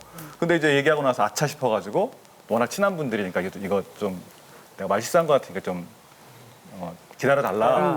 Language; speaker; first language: Korean; native; Korean